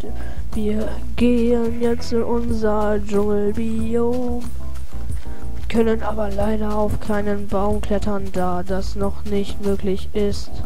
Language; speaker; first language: German; native; German